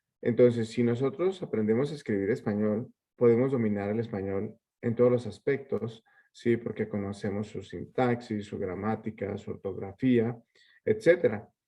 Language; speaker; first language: Spanish; early bilingual, heritage; Spanish